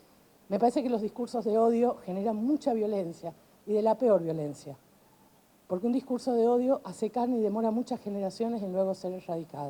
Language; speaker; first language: Spanish; native; Spanish